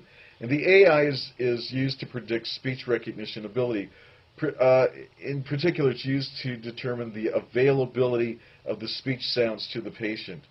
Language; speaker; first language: English; native; English